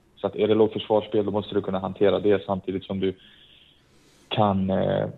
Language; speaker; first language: Swedish; native; Swedish